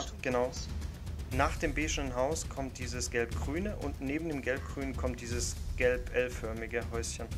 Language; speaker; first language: German; native; German